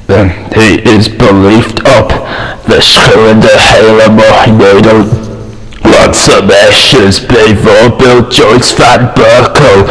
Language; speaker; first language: Dutch; non-native, learner; English